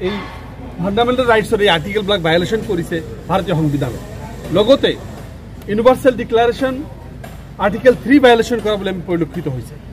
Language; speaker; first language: Assamese; non-native, local second language; Bangla